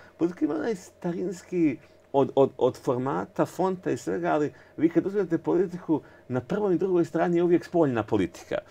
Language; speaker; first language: Serbian; native; Serbian